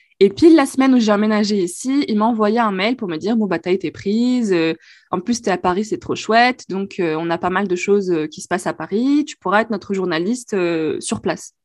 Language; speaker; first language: French; non-native, local second language; Arabic